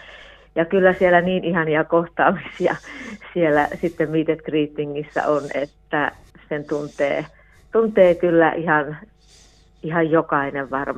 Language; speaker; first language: Finnish; native; Finnish